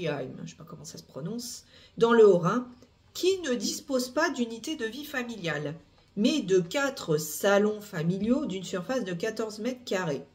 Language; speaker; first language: French; native; French